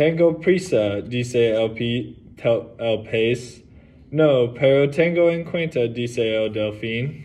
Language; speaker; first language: Spanish; non-native, learner; English